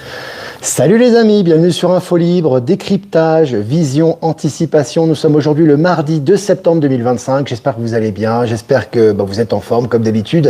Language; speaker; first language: French; native; French